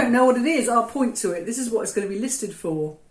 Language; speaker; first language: English; native; English